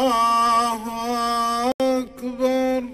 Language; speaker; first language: Arabic; native; Arabic